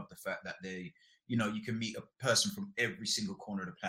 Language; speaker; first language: English; native; English